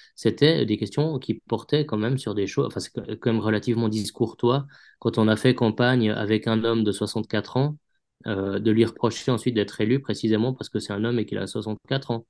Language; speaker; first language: French; native; French